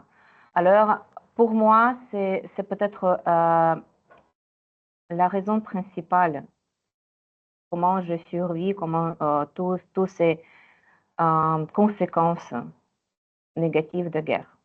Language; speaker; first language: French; non-native, fluent; Ukrainian